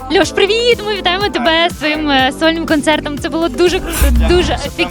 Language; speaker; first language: Ukrainian; native; Ukrainian